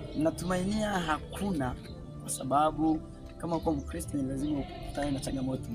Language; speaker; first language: Swahili; non-native, local second language; Rundi